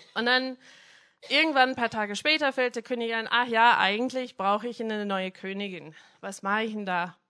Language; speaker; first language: German; non-native, fluent; English